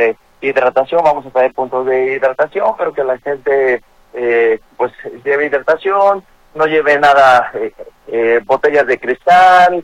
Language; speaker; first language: Spanish; native; Spanish